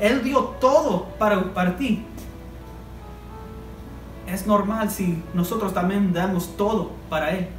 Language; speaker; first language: Spanish; early bilingual, heritage; Spanish